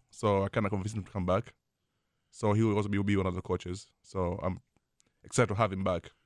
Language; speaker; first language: English; non-native, local second language; Swahili